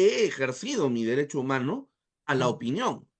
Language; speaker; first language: Spanish; native; Spanish